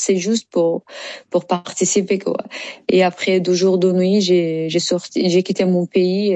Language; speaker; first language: French; non-native, learner; Persian